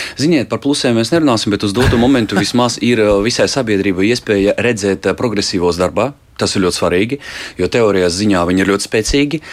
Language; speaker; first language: Latvian; non-native, local second language; Russian